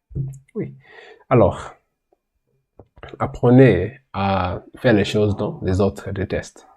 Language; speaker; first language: French; non-native, learner; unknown